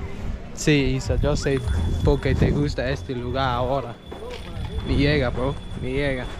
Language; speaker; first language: Spanish; non-native, fluent; English